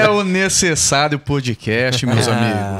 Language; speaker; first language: Portuguese; native; Portuguese